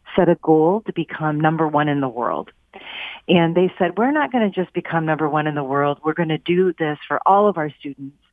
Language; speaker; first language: English; native; English